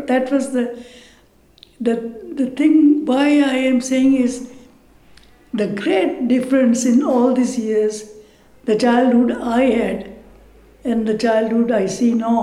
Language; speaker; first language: English; non-native, local second language; Punjabi